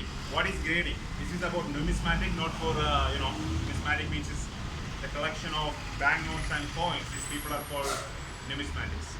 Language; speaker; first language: English; non-native, local second language; Malayalam